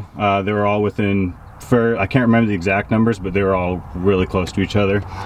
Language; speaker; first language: English; native; English